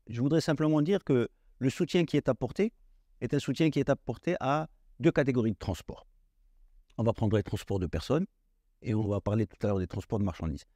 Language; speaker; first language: French; non-native, local second language; Arabic